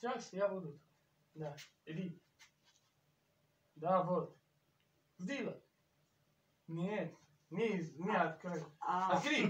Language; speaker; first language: Russian; non-native, learner; Turkish